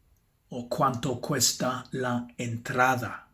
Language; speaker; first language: Spanish; non-native, fluent; English